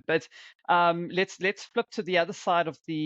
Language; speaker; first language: English; native; English